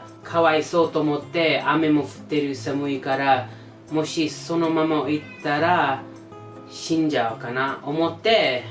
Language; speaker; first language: Japanese; non-native, learner; English